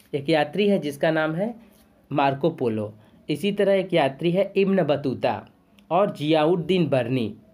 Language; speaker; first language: Hindi; native; Hindi